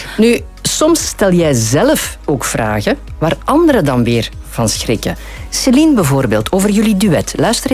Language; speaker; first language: Dutch; native; Dutch